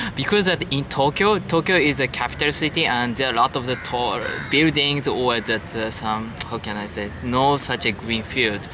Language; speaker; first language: English; non-native, learner; Japanese